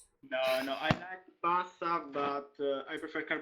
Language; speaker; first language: English; non-native, learner; Italian